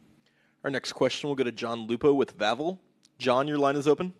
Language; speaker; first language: English; native; English